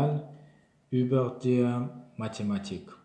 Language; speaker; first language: German; non-native, learner; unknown